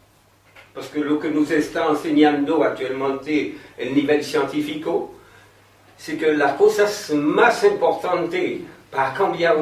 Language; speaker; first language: Spanish; non-native, fluent; French